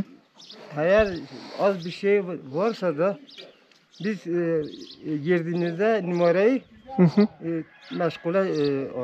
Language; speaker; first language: Turkish; non-native, local second language; Kurdish